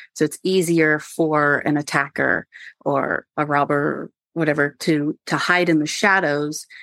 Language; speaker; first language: English; native; English